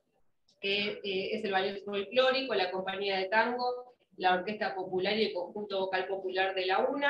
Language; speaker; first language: Spanish; native; Spanish